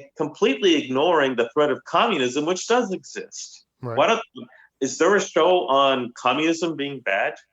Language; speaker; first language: English; native; English